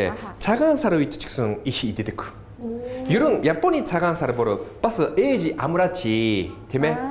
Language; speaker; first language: Mongolian; non-native, fluent; Japanese